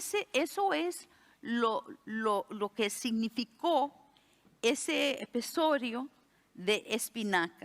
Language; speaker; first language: Spanish; early bilingual, heritage; Spanish